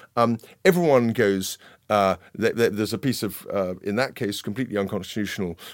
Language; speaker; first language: English; native; English